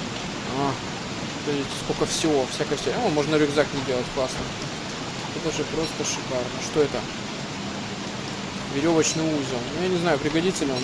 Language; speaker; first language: Russian; native; Russian